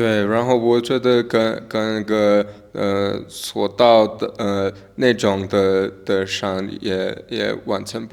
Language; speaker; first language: Chinese; non-native, learner; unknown